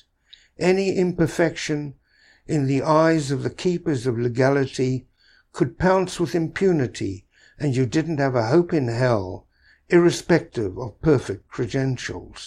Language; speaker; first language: English; native; English